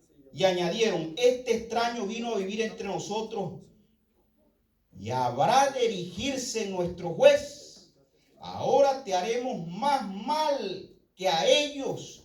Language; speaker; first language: Spanish; native; Spanish